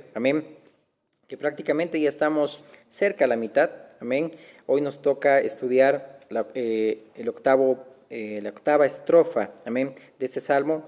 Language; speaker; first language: Spanish; native; Spanish